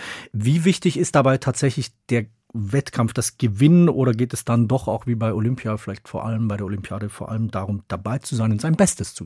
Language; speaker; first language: German; native; German